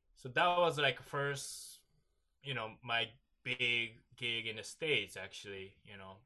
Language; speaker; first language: English; non-native, learner; Japanese